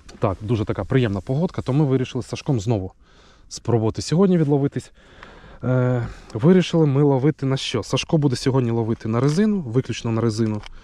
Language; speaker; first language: Ukrainian; native; Ukrainian